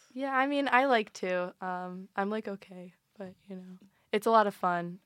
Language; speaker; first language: English; native; English